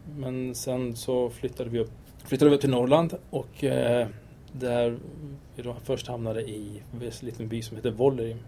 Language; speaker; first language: Swedish; native; Swedish